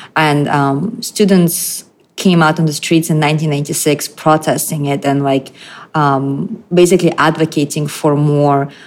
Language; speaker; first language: English; non-native, fluent; Russian